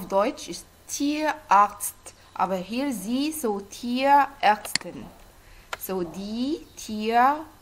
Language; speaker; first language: German; non-native, learner; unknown